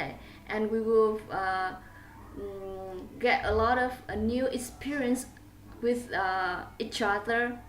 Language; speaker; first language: English; non-native, learner; Vietnamese